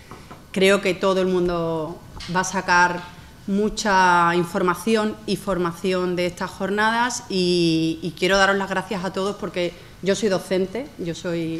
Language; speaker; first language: Spanish; native; Spanish